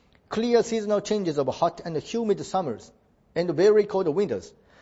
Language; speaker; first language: English; non-native, fluent; Japanese